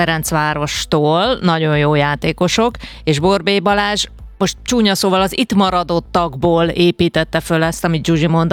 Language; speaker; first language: Hungarian; native; Hungarian